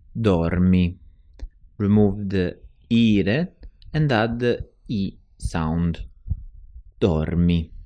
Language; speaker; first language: English; non-native, fluent; Italian